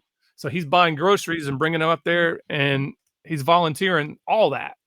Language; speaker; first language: English; native; English